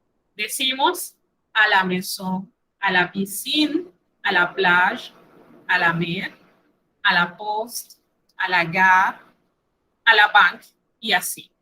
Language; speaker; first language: French; non-native, fluent; Spanish